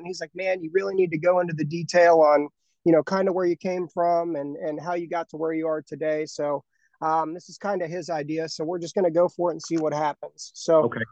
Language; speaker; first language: English; native; English